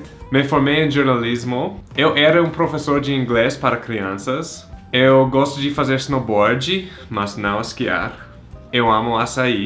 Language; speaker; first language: Portuguese; non-native, fluent; English